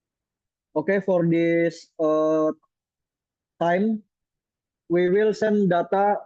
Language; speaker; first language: English; non-native, learner; Indonesian